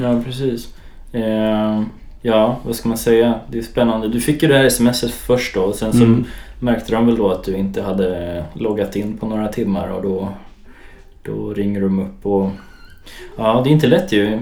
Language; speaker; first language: Swedish; native; Swedish